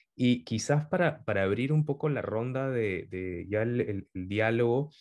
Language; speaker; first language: Spanish; native; Spanish